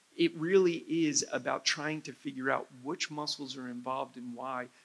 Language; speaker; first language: English; native; English